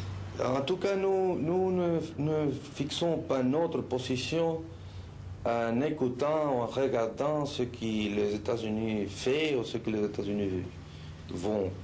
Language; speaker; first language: French; non-native, fluent; Spanish